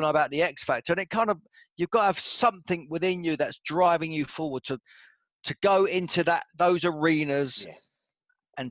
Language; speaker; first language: English; native; English